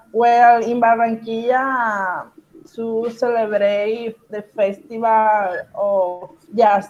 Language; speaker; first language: English; non-native, learner; Spanish